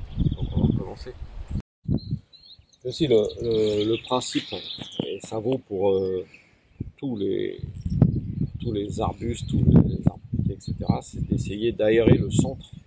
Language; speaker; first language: French; native; French